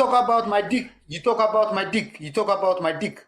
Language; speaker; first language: English; non-native, learner; Tigrinya